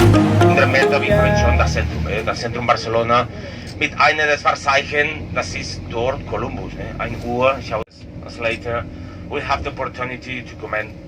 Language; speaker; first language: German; non-native, learner; Catalan